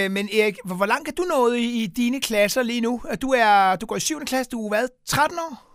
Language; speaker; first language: Danish; native; Danish